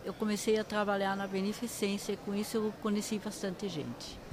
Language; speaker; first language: Portuguese; non-native, fluent; German